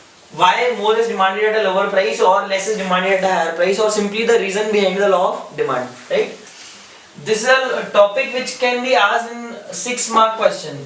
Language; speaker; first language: English; non-native, local second language; Hindi